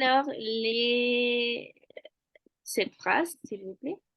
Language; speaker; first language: French; non-native, fluent; Spanish